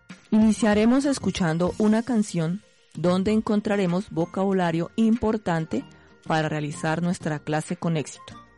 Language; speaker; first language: Spanish; native; Spanish